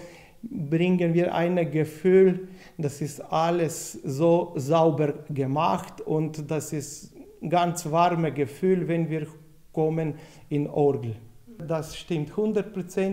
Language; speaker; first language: German; non-native, learner; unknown